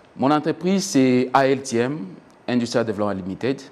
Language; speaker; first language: French; non-native, local second language; Swahili